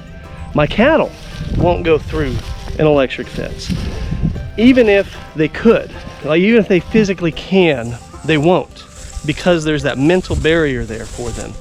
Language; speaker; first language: English; native; English